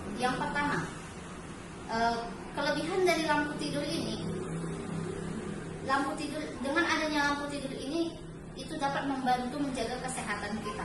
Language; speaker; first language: Indonesian; native; Indonesian